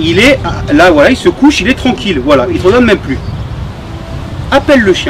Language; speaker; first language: French; native; French